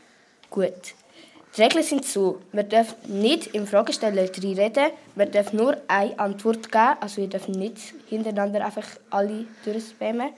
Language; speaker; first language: German; native; German